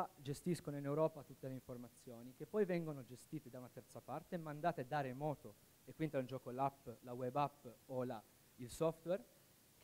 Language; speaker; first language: Italian; native; Italian